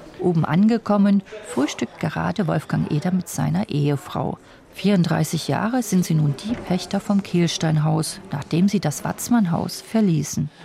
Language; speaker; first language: German; native; German